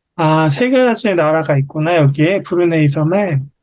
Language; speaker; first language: Korean; native; Korean